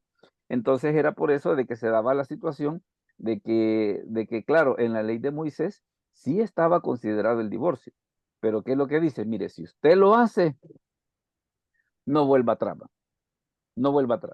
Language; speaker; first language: Spanish; native; Spanish